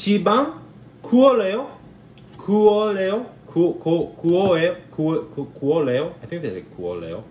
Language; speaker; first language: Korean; non-native, learner; English